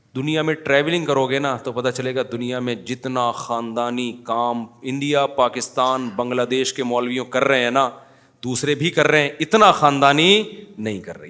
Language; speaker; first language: Urdu; native; Urdu